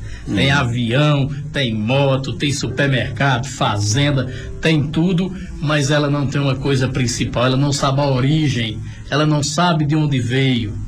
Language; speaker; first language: Portuguese; native; Portuguese